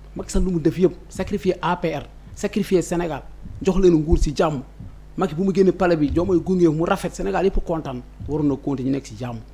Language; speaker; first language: Wolof; non-native, local second language; Fula